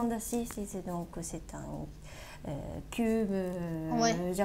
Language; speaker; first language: French; non-native, learner; Japanese